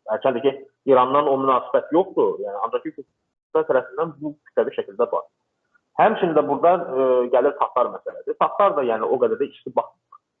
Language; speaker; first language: Azerbaijani; non-native, local second language; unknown